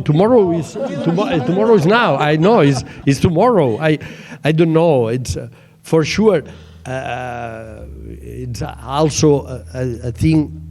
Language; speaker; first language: English; non-native, learner; Catalan